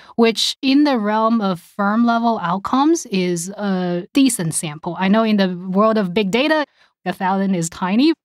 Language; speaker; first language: English; non-native, fluent; Chinese